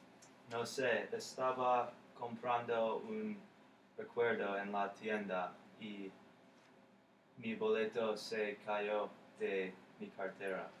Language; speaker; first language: Spanish; non-native, learner; English